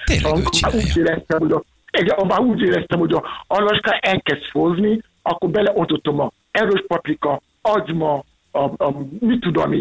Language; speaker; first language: Hungarian; non-native, learner; Yoruba